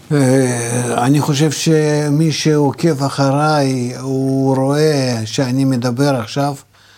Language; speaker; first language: Hebrew; non-native, fluent; Russian